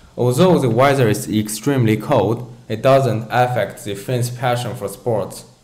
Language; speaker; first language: English; non-native, fluent; Chinese